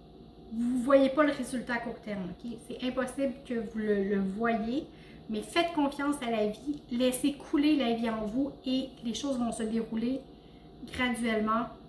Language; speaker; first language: French; native; French